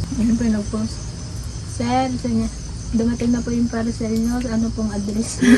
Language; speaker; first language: Filipino; non-native, local second language; Iloko